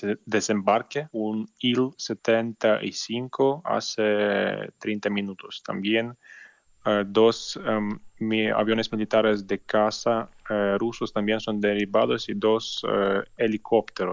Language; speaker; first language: Spanish; non-native, learner; Ukrainian